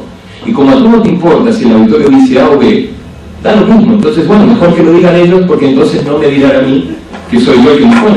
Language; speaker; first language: Spanish; native; Spanish